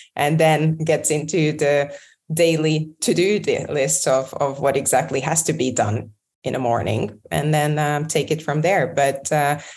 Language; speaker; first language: English; non-native, fluent; Hungarian